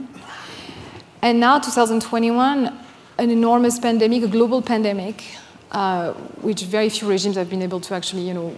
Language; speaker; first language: English; non-native, fluent; French